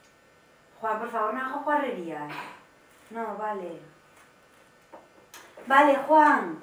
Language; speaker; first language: Spanish; native; Spanish